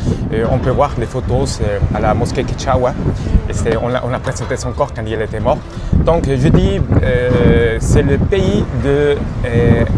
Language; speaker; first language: French; non-native, fluent; Spanish